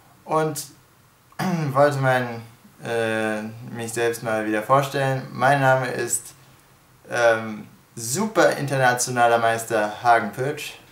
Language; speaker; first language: German; native; German